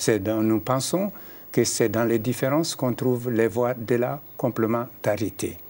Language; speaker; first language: French; non-native, local second language; Mandingo